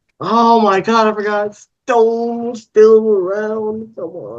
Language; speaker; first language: English; native; English